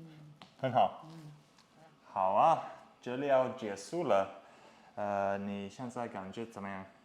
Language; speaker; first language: Chinese; non-native, fluent; English